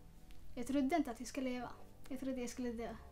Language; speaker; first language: Swedish; non-native, learner; Tigrinya